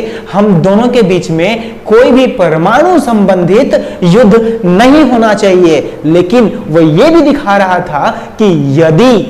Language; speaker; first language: Hindi; native; Hindi